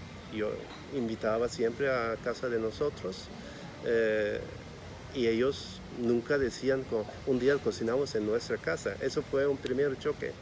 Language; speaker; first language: Spanish; non-native, fluent; Turkish